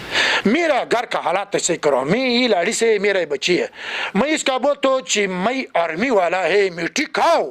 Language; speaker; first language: Hindi; non-native, learner; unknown